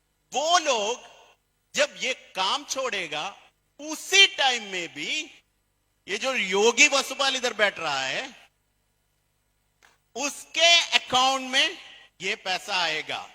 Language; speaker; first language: Hindi; non-native, local second language; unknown